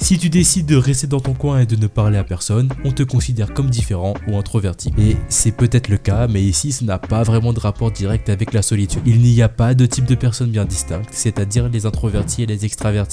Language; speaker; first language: French; native; French